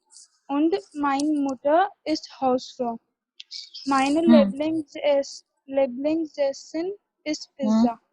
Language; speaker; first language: German; non-native, learner; Hindi